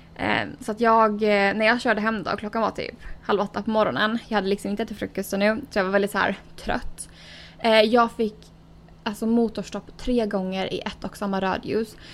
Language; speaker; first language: Swedish; native; Swedish